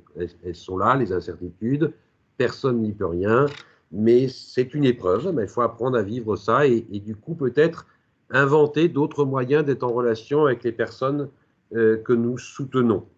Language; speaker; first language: French; native; French